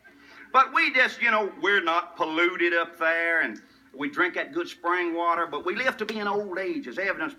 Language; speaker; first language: English; native; English